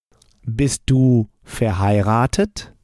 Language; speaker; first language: German; non-native, fluent; English